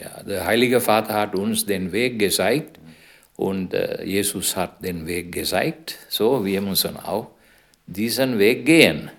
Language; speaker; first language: German; non-native, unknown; Sinhala